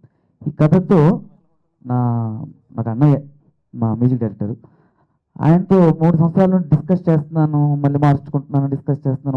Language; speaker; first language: Telugu; native; Telugu